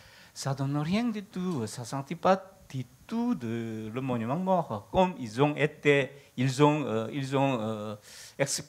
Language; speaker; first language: French; non-native, learner; Korean